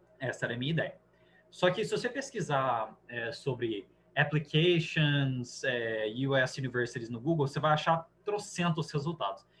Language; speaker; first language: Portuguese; native; Portuguese